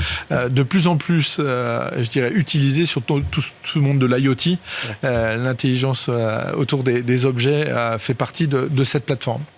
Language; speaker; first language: French; native; French